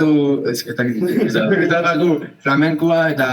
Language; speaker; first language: Basque; native; Basque